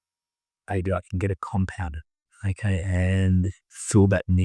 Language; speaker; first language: English; native; English